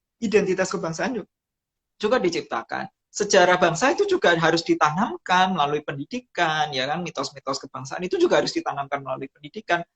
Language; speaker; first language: Indonesian; non-native, local second language; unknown